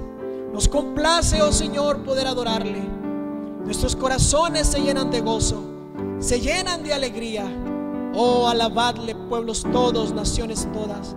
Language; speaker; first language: Spanish; native; Spanish